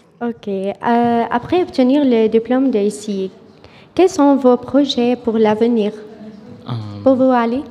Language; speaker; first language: French; non-native, fluent; Arabic